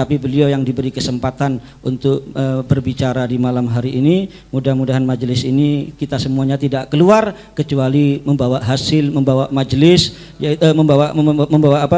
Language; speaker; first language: Indonesian; native; Indonesian